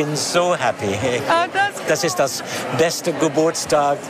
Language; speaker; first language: German; non-native, fluent; English